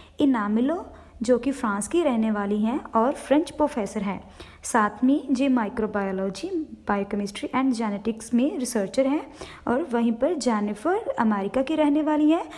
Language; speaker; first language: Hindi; non-native, local second language; Punjabi